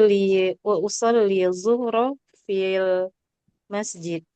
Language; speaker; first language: Arabic; non-native, learner; Indonesian